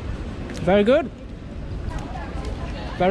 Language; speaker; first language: English; native; English